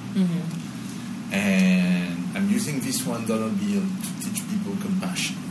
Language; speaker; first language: English; non-native, fluent; French